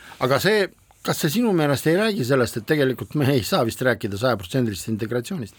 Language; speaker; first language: Estonian; non-native, local second language; Russian